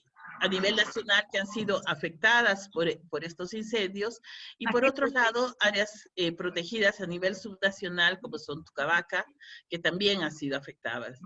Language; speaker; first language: Spanish; native; Spanish